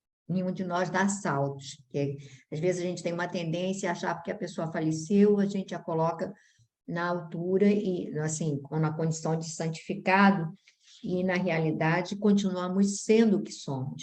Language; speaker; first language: Portuguese; native; Portuguese